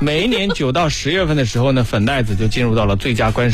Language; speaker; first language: Chinese; native; Chinese